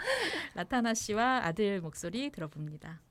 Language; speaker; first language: Korean; native; Korean